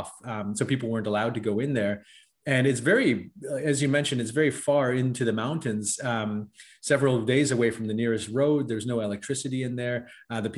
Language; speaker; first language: English; native; English